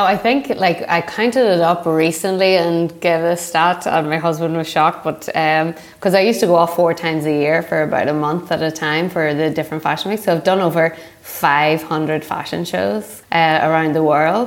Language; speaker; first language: English; native; English